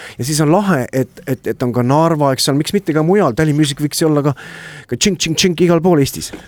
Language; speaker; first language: Estonian; native; Estonian